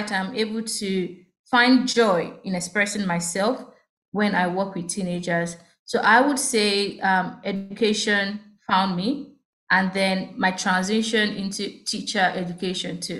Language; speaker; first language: English; non-native, local second language; Yoruba